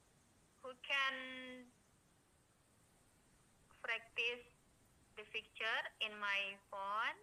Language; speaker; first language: English; non-native, learner; Indonesian